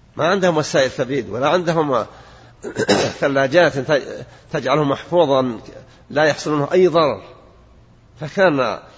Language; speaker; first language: Arabic; native; Arabic